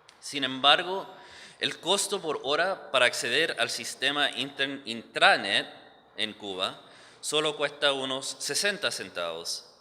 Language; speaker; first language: Spanish; early bilingual, heritage; English